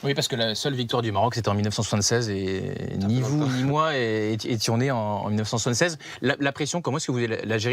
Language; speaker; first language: French; native; French